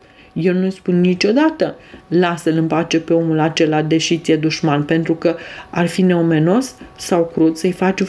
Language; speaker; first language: Romanian; native; Romanian